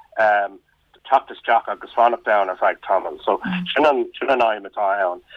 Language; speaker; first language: Irish; non-native, local second language; English